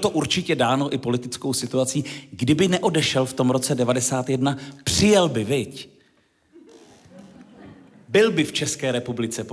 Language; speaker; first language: Czech; native; Czech